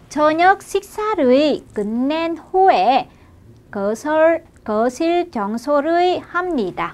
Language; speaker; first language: Korean; non-native, fluent; Vietnamese